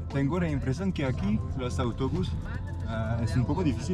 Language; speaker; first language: Spanish; non-native, learner; French